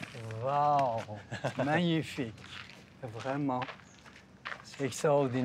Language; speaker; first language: French; non-native, fluent; Persian